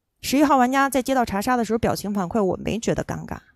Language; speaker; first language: Chinese; native; Chinese